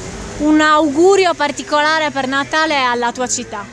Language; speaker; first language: Italian; native; Italian